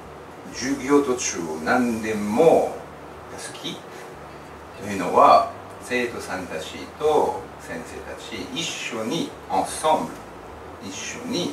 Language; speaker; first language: Japanese; non-native, learner; French